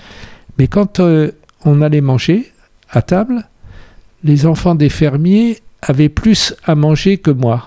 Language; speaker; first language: French; native; French